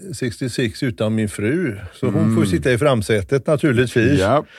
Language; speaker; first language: Swedish; native; Swedish